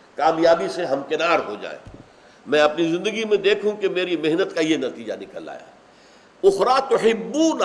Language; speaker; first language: Urdu; native; Urdu